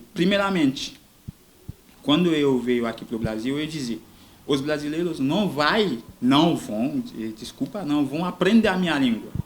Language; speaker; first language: Portuguese; non-native, learner; Haitian Creole